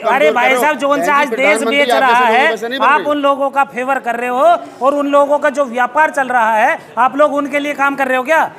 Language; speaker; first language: Hindi; native; Hindi